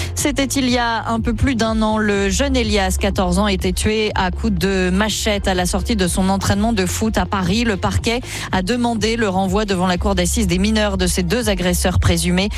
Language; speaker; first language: French; native; French